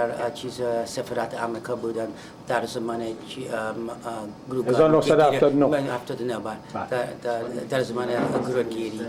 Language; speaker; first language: Persian; non-native, learner; English